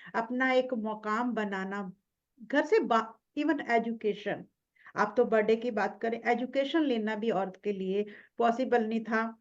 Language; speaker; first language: Hindi; non-native, local second language; Punjabi